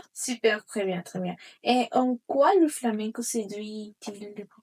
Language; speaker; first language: French; non-native, fluent; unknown